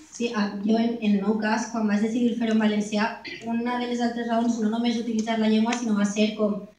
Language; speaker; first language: Catalan; non-native, local second language; Spanish